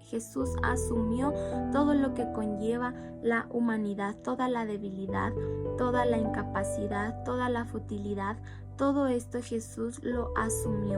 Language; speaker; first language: Spanish; native; Spanish